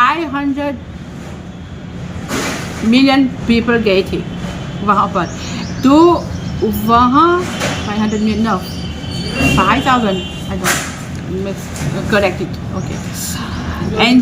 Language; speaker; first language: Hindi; non-native, fluent; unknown